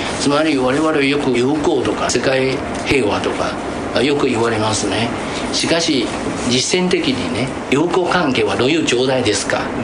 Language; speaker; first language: Japanese; non-native, fluent; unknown